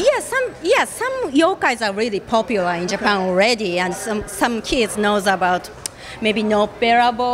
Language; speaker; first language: English; non-native, fluent; Japanese